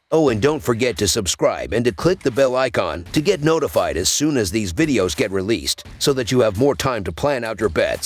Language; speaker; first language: English; native; English